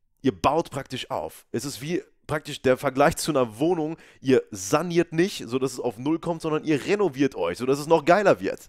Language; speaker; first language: German; native; German